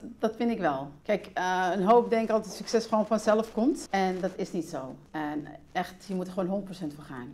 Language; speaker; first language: Dutch; early bilingual, other home language; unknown